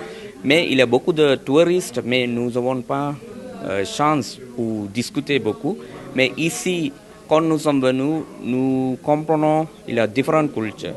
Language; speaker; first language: French; non-native, learner; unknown